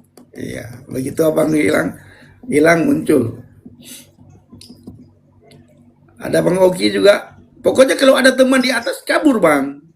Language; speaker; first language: Indonesian; native; Indonesian